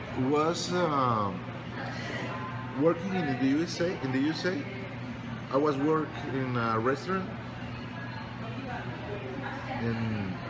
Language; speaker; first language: English; non-native, learner; Spanish